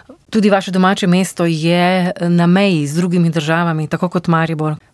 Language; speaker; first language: Slovenian; native; Slovenian